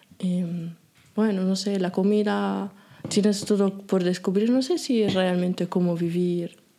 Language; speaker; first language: Spanish; non-native, fluent; German